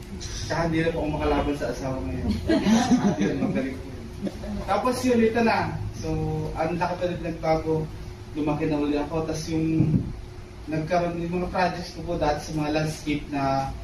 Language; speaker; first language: Filipino; native; Filipino